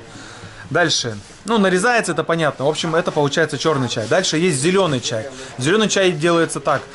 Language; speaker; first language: Russian; native; Russian